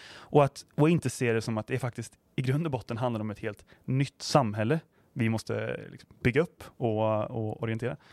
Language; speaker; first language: Swedish; native; Swedish